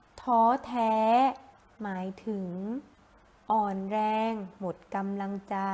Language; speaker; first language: Thai; native; Thai